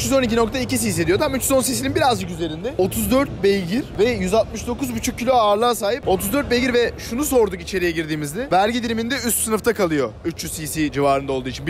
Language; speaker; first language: Turkish; native; Turkish